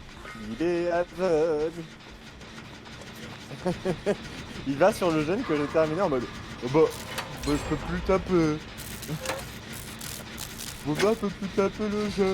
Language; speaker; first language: French; native; French